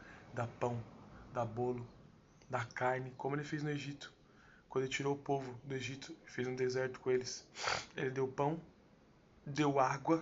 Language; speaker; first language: Portuguese; native; Portuguese